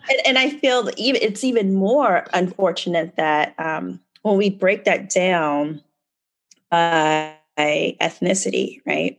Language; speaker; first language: English; native; English